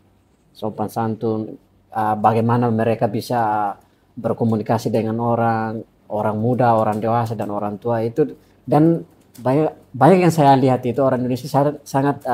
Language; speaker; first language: Indonesian; non-native, fluent; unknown